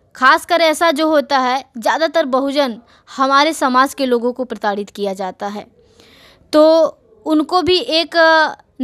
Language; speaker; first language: Hindi; native; Hindi